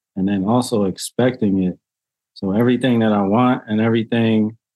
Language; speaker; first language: English; native; English